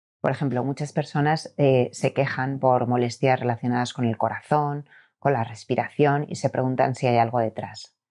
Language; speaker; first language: Spanish; native; Spanish